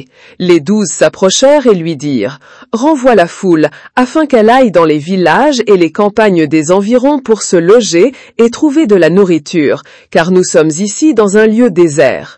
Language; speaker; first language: French; native; French